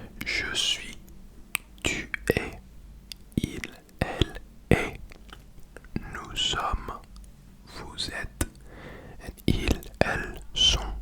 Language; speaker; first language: French; non-native, learner; English